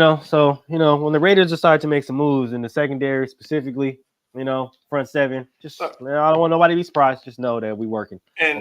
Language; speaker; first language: English; native; English